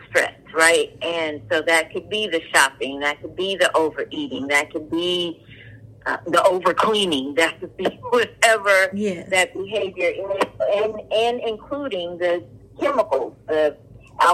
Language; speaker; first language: English; native; English